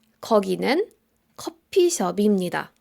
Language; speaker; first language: Korean; non-native, fluent; Polish